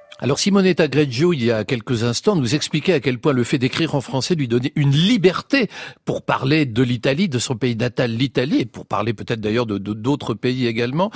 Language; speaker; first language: French; native; French